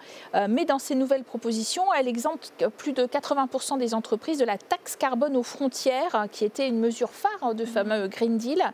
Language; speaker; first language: French; native; French